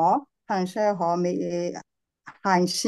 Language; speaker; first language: Chinese; non-native, learner; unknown